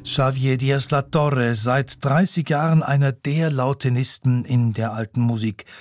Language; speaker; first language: German; native; German